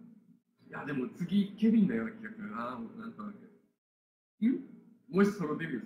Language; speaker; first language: Japanese; native; Japanese